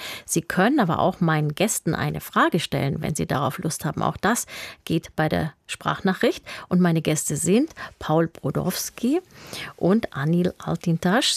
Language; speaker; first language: German; native; German